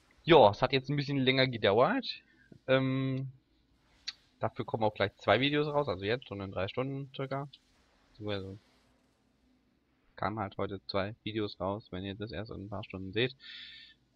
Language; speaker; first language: German; native; German